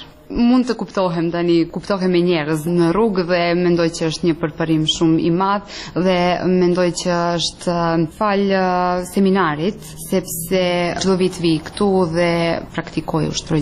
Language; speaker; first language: Albanian; non-native, fluent; Serbian